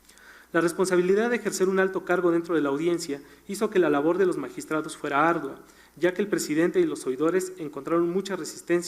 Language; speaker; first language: Spanish; native; Spanish